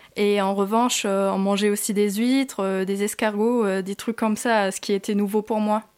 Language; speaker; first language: French; non-native, fluent; German